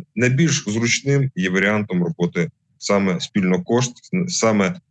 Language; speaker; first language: Ukrainian; native; Ukrainian